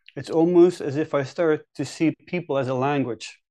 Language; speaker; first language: English; non-native, fluent; Dutch